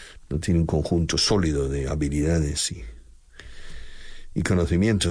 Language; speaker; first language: Spanish; non-native, fluent; English